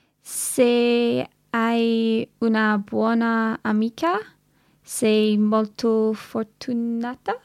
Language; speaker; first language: Italian; non-native, learner; English